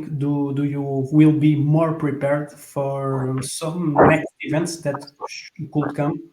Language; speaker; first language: English; non-native, fluent; Portuguese